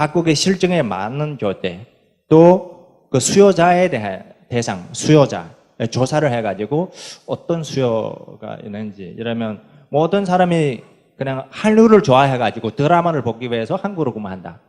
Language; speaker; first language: Korean; non-native, fluent; Chinese